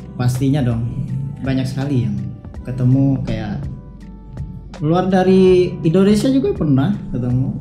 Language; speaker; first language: Indonesian; non-native, local second language; Minangkabau